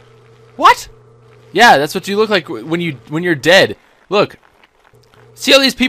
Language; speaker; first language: English; native; English